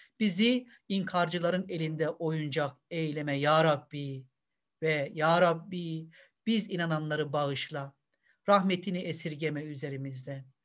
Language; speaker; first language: Turkish; native; Turkish